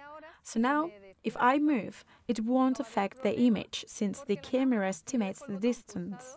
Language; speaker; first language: English; non-native, fluent; Spanish